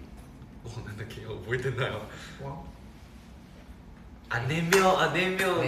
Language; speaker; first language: Japanese; non-native, fluent; Chinese